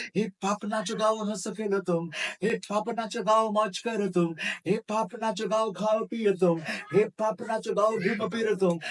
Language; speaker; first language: Urdu; native; Urdu